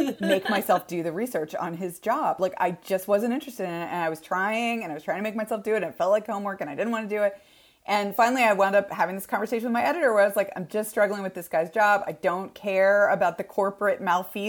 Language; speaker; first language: English; native; English